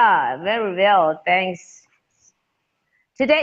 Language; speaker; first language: English; non-native, learner; Thai